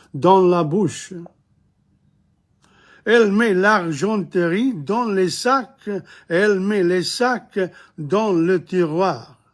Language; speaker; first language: French; non-native, fluent; English